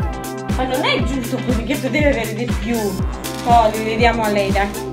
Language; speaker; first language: Italian; non-native, fluent; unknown